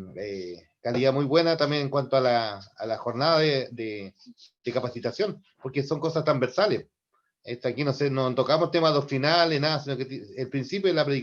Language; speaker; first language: Spanish; native; Spanish